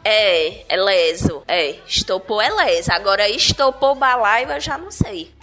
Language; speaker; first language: Portuguese; native; Portuguese